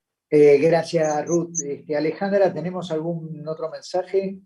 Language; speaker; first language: Spanish; native; Spanish